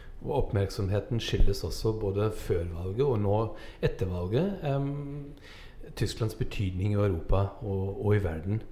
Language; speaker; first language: Norwegian; non-native, fluent; German